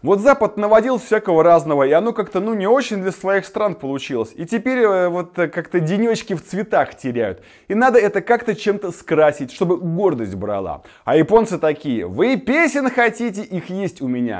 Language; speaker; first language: Russian; native; Russian